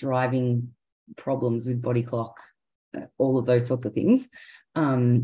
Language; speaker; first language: English; native; English